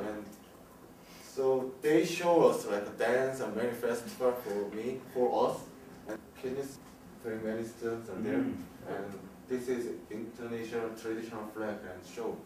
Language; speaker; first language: English; non-native, learner; Korean